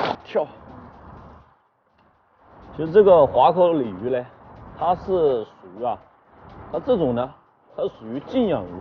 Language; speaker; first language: Chinese; native; Chinese